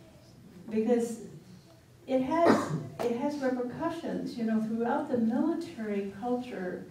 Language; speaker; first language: English; native; English